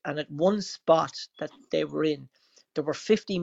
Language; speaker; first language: English; native; English